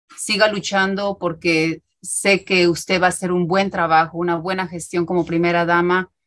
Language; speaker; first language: Spanish; native; Spanish